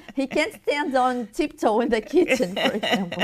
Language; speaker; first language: English; non-native, learner; Portuguese